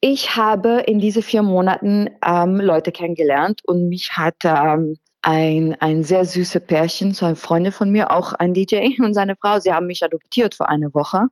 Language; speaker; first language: German; non-native, fluent; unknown